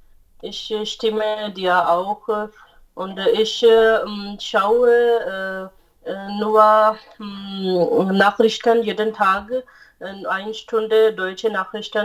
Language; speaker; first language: German; non-native, learner; Urdu